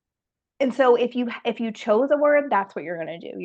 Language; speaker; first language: English; native; English